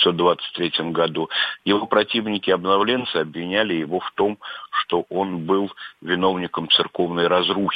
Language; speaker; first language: Russian; native; Russian